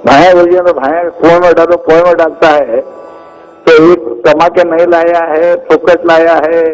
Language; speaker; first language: Hindi; non-native, local second language; Kannada